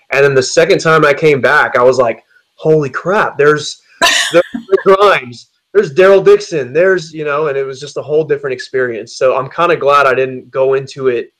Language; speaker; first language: English; native; English